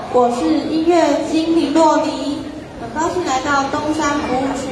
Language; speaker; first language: Chinese; native; Chinese